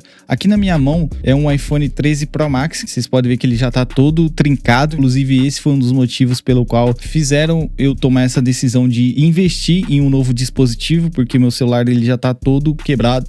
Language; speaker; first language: Portuguese; native; Portuguese